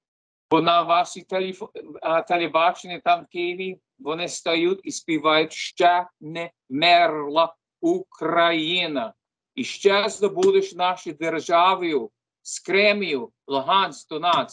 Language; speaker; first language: Ukrainian; early bilingual, heritage; Ukrainian